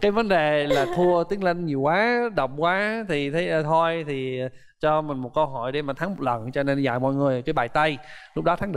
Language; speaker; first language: Vietnamese; non-native, fluent; English